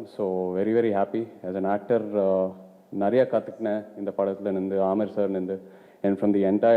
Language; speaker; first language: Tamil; non-native, local second language; Telugu